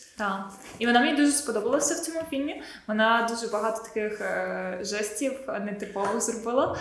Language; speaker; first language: Ukrainian; non-native, local second language; Russian